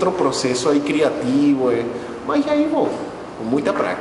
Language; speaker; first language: Portuguese; non-native, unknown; Spanish